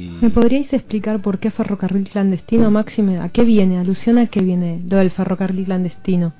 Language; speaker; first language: Spanish; native; Spanish